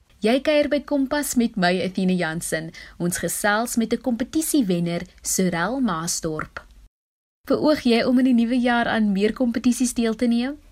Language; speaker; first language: Afrikaans; native; Afrikaans